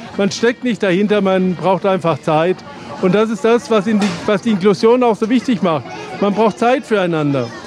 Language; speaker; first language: German; native; German